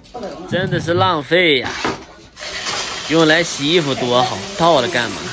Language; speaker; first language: Chinese; native; Chinese